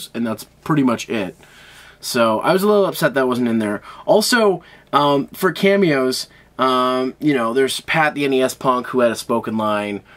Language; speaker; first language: English; native; English